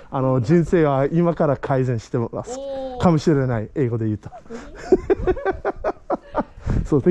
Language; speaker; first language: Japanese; non-native, learner; English